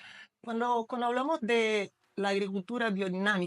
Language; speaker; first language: Spanish; non-native, fluent; Portuguese